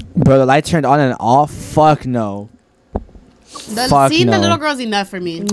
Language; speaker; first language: English; early bilingual, other home language; Spanish